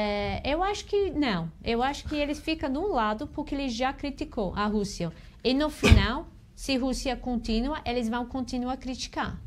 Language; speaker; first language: Portuguese; non-native, learner; English